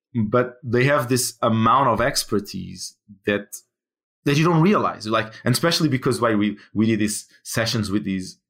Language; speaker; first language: English; non-native, fluent; Portuguese